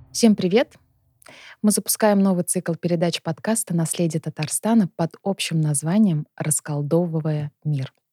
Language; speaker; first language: Russian; native; Russian